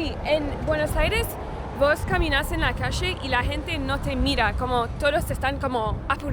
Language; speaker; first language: Spanish; non-native, learner; English